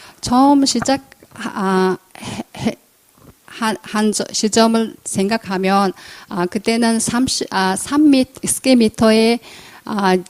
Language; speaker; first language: Korean; non-native, fluent; Mongolian